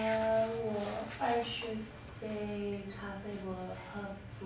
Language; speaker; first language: Chinese; non-native, learner; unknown